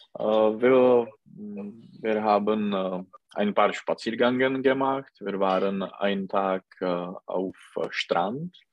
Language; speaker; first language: German; non-native, learner; Czech